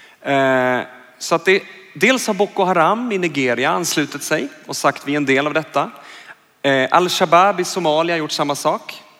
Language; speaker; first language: Swedish; native; Swedish